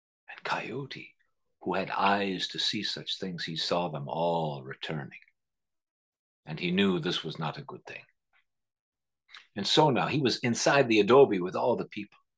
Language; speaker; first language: English; native; English